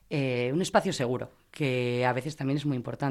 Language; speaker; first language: Spanish; native; Spanish